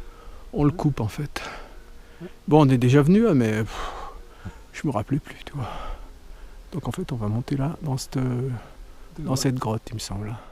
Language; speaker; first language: French; native; French